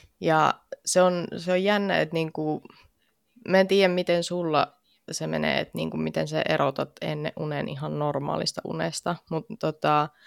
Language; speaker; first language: Finnish; native; Finnish